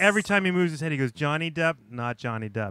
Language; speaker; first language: English; native; English